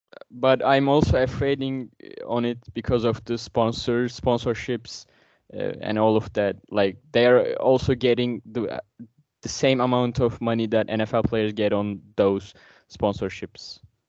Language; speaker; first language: English; non-native, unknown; Turkish